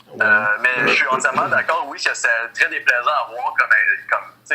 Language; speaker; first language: French; native; French